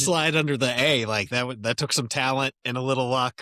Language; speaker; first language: English; native; English